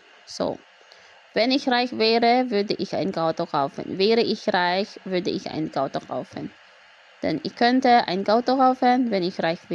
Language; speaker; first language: German; non-native, learner; Filipino